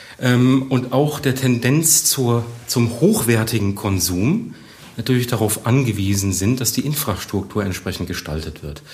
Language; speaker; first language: German; native; German